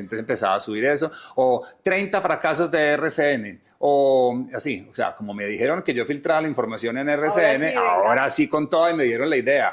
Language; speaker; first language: Spanish; native; Spanish